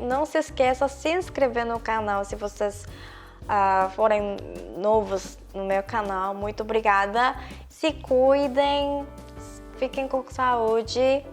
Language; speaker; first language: Portuguese; non-native, fluent; Korean